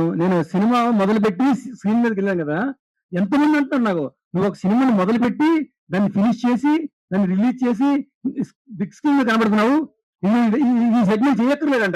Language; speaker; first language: Telugu; native; Telugu